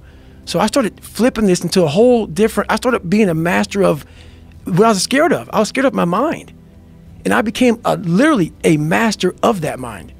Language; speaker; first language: English; native; English